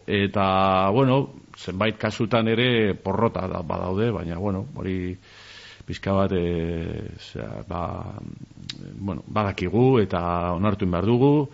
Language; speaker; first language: Basque; non-native, local second language; Spanish